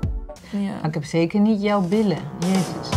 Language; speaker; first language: Dutch; native; Dutch